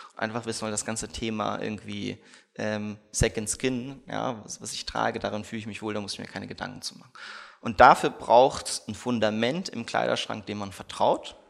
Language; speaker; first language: German; early bilingual, other home language; Russian